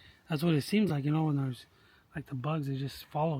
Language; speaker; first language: English; native; English